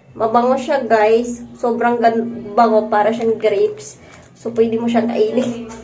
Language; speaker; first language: Filipino; non-native, local second language; Bikol